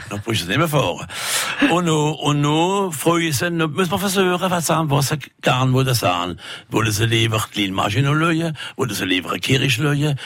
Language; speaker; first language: German; non-native, local second language; French